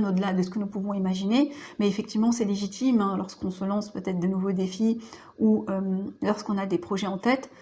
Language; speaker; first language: French; native; French